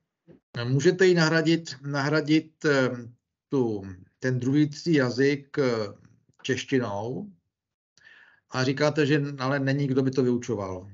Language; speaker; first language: Czech; native; Czech